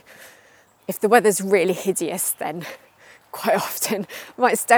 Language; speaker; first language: English; native; English